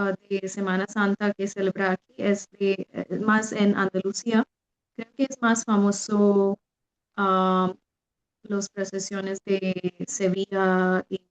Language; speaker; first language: Spanish; non-native, fluent; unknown